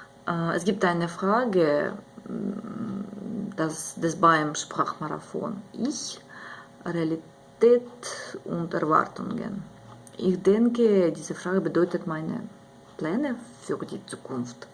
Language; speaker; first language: German; non-native, learner; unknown